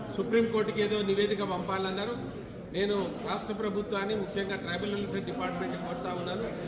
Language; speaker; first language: Telugu; non-native, local second language; Lambadi